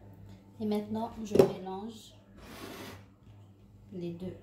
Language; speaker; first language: French; non-native, local second language; Arabic